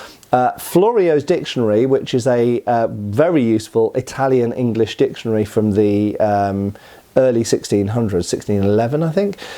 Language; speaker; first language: English; native; English